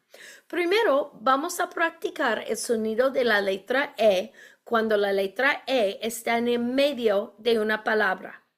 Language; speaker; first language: Spanish; non-native, fluent; English